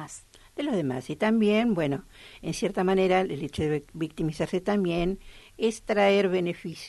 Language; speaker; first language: Spanish; native; Spanish